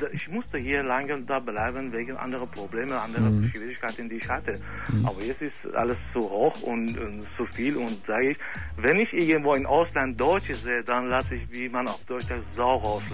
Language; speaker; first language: German; non-native, fluent; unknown